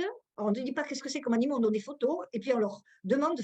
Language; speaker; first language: French; native; French